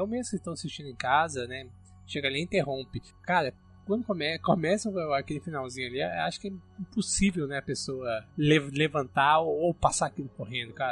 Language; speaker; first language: Portuguese; native; Portuguese